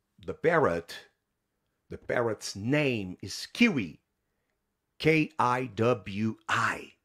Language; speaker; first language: English; non-native, fluent; Portuguese